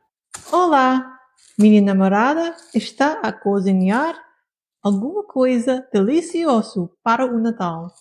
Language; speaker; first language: Portuguese; non-native, learner; English